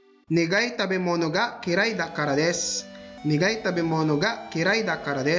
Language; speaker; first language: Japanese; non-native, fluent; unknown